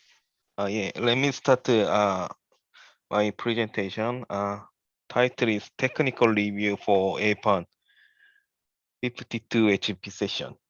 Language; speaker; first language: English; non-native, learner; Korean